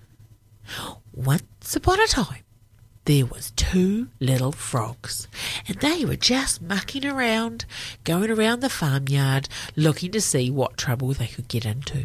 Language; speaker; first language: English; native; English